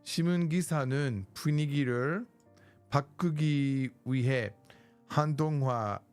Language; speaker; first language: Korean; non-native, learner; English